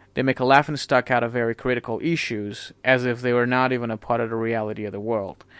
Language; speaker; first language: English; non-native, fluent; Persian